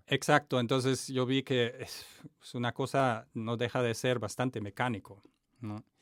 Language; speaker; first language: Spanish; non-native, fluent; German